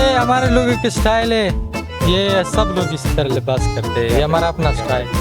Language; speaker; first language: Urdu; non-native, local second language; Pashto